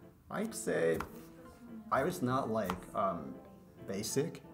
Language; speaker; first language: English; non-native, fluent; Japanese